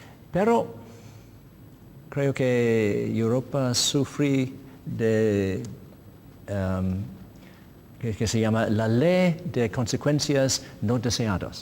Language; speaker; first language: Spanish; non-native, learner; English